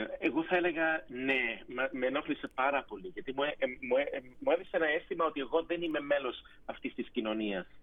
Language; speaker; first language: Greek; early bilingual, heritage; Greek